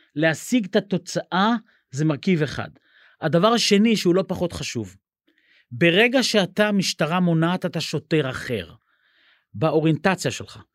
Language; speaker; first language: Hebrew; native; Hebrew